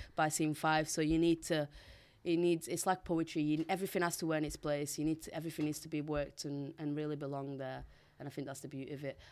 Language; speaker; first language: English; non-native, local second language; Portuguese